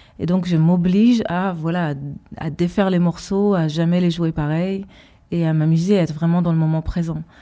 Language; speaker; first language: French; early bilingual, heritage; Hebrew